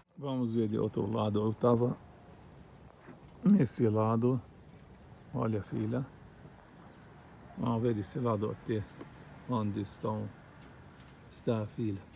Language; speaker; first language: Portuguese; non-native, local second language; Arabic